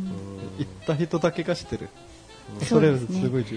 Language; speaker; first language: Japanese; non-native, learner; Korean